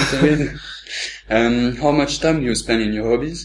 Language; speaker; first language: English; non-native, learner; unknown